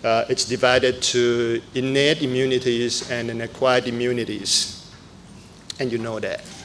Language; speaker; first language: English; non-native, fluent; Thai